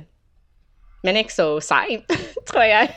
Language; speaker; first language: Danish; non-native, fluent; English